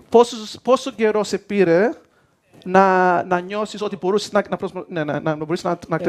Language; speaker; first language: Greek; early bilingual, heritage; Greek